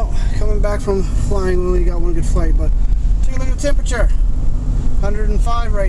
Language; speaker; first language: English; native; English